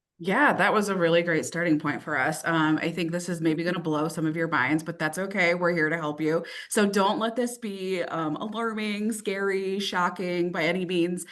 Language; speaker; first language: English; native; English